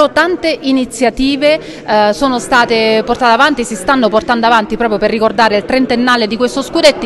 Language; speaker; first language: Italian; native; Italian